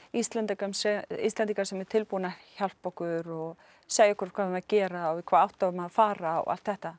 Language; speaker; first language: Icelandic; non-native, fluent; Arabic